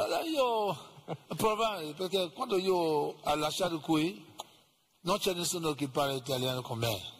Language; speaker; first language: Italian; non-native, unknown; English